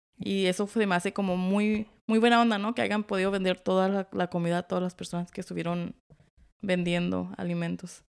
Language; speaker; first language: Spanish; early bilingual, heritage; Spanish